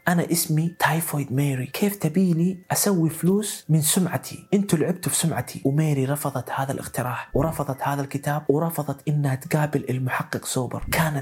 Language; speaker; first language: Arabic; native; Arabic